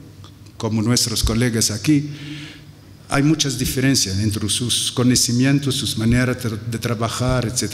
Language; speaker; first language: Spanish; non-native, fluent; Arabic